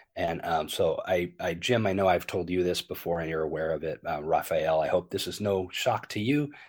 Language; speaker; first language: English; native; English